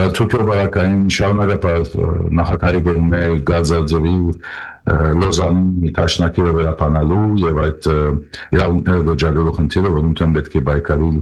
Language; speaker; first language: Armenian; early bilingual, heritage; Armenian